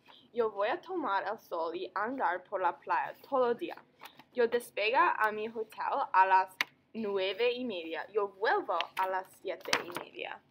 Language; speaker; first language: Spanish; non-native, learner; English